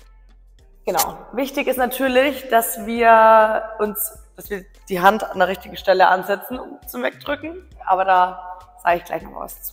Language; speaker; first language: German; native; German